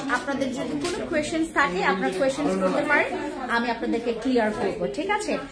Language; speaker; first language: Bangla; non-native, local second language; Khasi